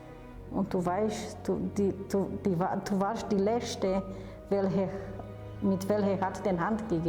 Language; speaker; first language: German; non-native, fluent; Romanian